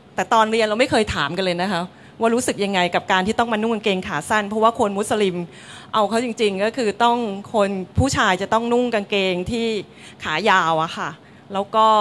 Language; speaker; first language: Thai; native; Thai